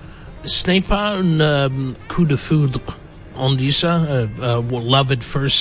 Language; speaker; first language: French; non-native, learner; English